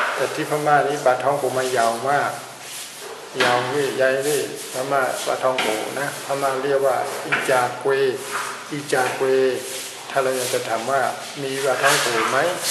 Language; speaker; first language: Thai; non-native, fluent; Burmese